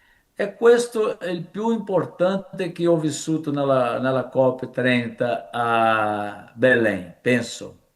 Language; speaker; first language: Italian; non-native, fluent; Portuguese